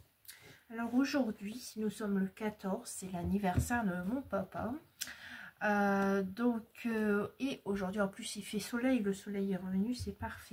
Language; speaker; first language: French; native; French